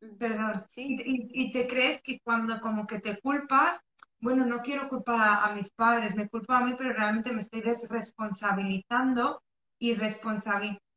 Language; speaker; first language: Spanish; early bilingual, other home language; Arabic